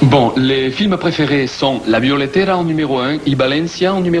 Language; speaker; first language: French; non-native, fluent; Spanish